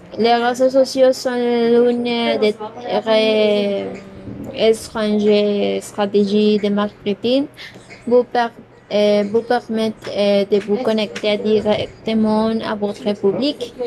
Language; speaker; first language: French; non-native, learner; Spanish